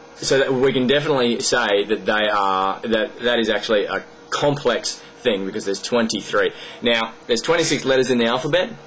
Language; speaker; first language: English; native; English